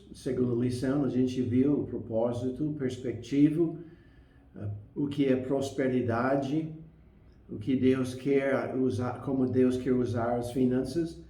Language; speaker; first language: Portuguese; non-native, fluent; English